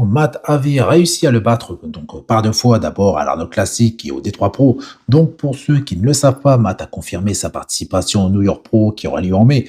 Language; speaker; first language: French; native; French